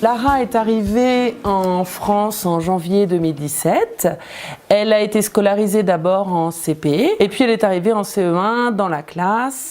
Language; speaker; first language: French; native; French